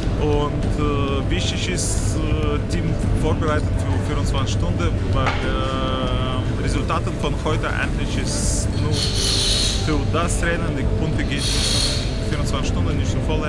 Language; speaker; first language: German; non-native, learner; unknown